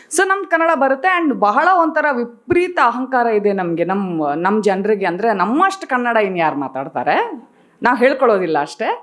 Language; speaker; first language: Kannada; non-native, fluent; Tulu